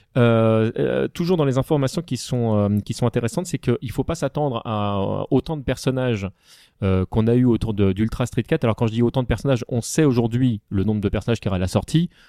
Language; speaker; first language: French; native; French